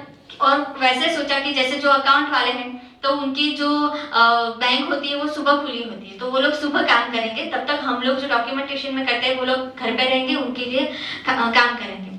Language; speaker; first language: Hindi; native; Hindi